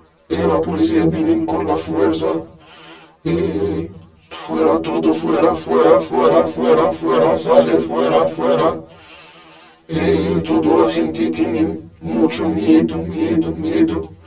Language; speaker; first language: Spanish; non-native, learner; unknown